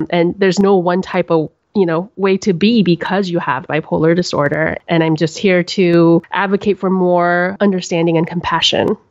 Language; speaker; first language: English; native; English